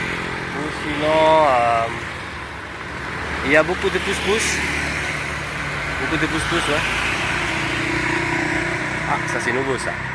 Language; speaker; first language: French; non-native, fluent; Indonesian